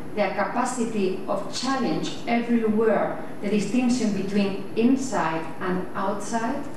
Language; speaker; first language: English; non-native, fluent; Spanish